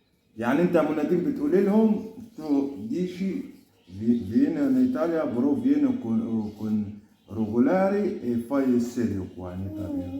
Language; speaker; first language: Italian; non-native, learner; Arabic